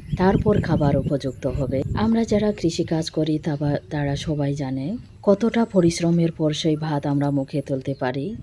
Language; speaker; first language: Bangla; non-native, local second language; Bodo